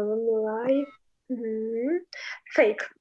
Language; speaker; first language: English; non-native, learner; Russian